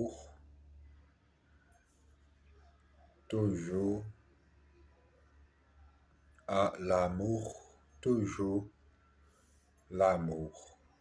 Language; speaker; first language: French; non-native, learner; Portuguese